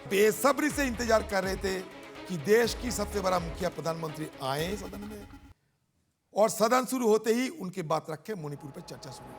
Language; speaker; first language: Hindi; non-native, local second language; Bangla